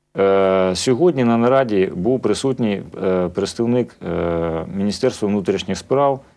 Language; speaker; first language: Ukrainian; native; Ukrainian